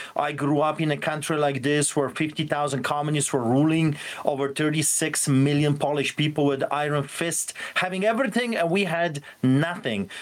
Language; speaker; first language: English; non-native, fluent; Polish